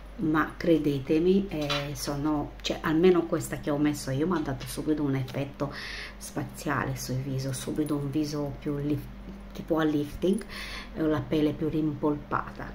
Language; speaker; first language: Italian; non-native, fluent; Romanian